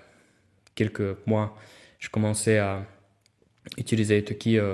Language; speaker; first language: French; non-native, fluent; Russian